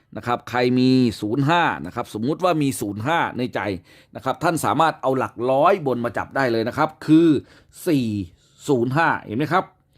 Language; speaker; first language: Thai; native; Thai